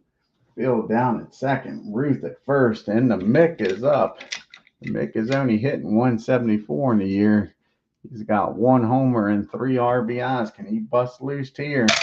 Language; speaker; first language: English; native; English